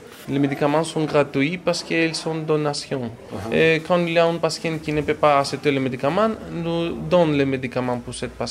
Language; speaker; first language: French; non-native, learner; Greek